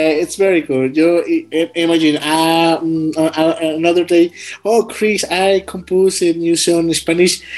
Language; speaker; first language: English; non-native, learner; Spanish